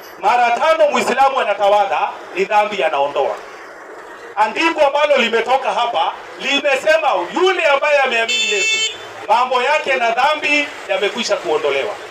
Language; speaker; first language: Swahili; non-native, local second language; Kikuyu